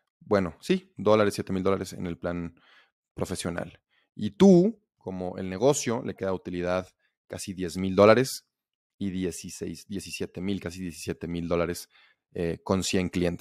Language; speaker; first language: Spanish; native; Spanish